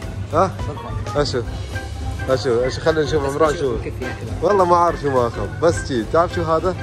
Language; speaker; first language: Arabic; native; Arabic